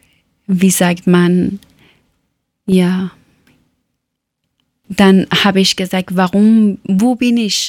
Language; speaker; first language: German; non-native, learner; Persian